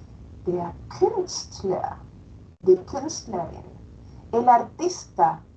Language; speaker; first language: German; non-native, fluent; Spanish